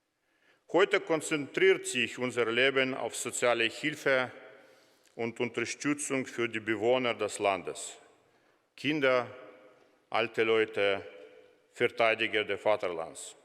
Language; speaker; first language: German; non-native, fluent; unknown